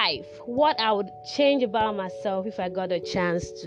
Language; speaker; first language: English; non-native, local second language; Yoruba